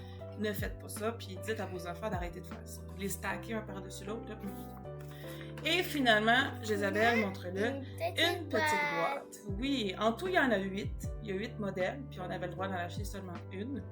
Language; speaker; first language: French; native; French